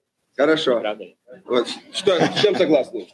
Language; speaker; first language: Russian; native; Russian